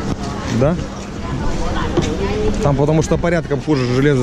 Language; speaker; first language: Russian; native; Russian